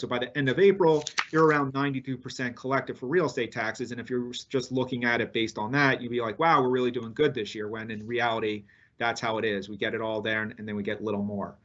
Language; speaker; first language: English; native; English